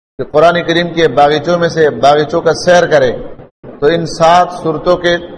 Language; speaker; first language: Urdu; non-native, local second language; Pashto